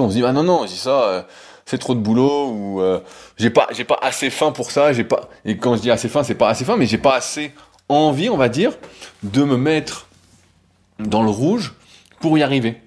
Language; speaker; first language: French; native; French